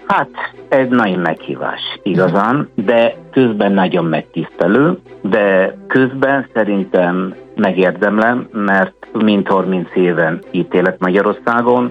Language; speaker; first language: Hungarian; non-native, fluent; Italian